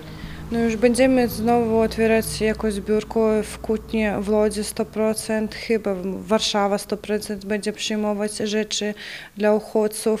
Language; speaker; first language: Polish; non-native, learner; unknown